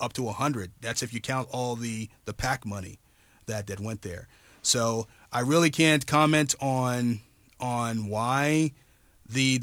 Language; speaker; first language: English; native; English